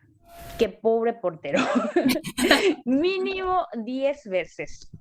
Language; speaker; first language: Spanish; non-native, learner; Korean